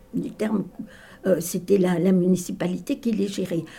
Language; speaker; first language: French; native; French